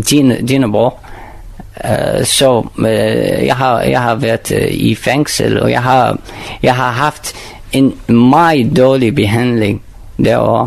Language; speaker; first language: Danish; non-native, learner; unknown